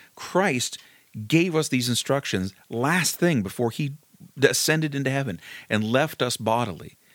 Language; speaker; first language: English; native; English